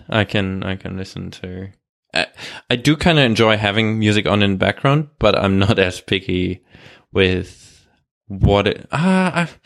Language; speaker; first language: English; non-native, fluent; German